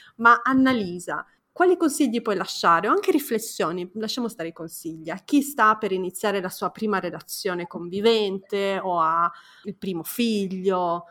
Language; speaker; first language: Italian; early bilingual, other home language; Romanian